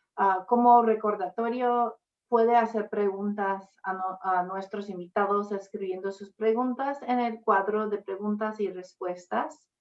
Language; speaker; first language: Spanish; non-native, fluent; English